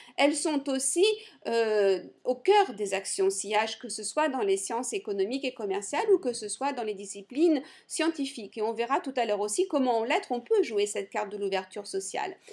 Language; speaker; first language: French; native; French